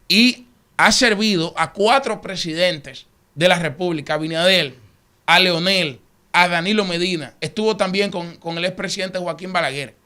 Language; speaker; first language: Spanish; native; Spanish